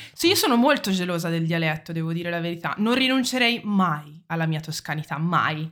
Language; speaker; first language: Italian; native; Italian